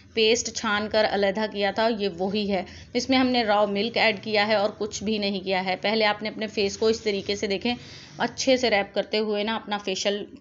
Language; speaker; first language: Urdu; native; Urdu